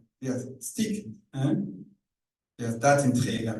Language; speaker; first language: German; non-native, learner; Rundi